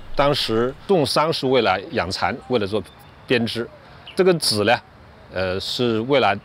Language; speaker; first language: Chinese; native; Chinese